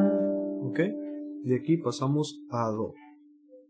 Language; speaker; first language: Spanish; native; Spanish